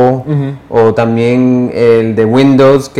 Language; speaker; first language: Spanish; early bilingual, heritage; English